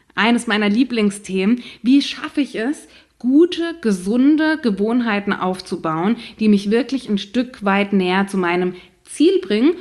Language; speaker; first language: German; native; German